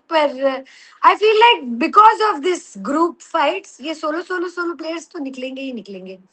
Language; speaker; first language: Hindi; non-native, local second language; Telugu